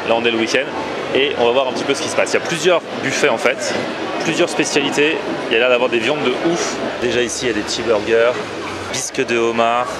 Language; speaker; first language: French; native; French